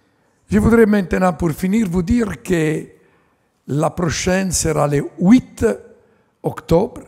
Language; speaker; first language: French; non-native, fluent; Italian